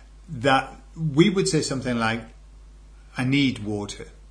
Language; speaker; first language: English; native; English